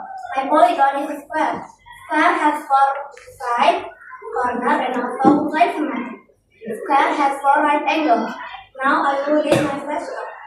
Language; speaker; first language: English; non-native, learner; Indonesian